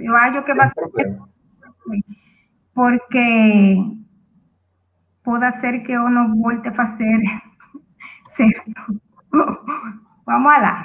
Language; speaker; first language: Portuguese; non-native, fluent; Spanish